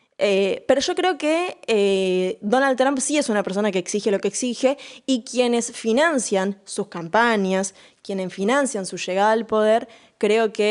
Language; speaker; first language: Spanish; native; Spanish